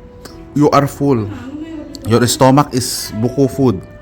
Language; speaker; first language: English; non-native, learner; Filipino